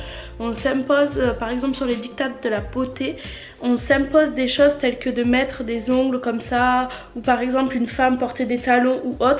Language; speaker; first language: French; native; French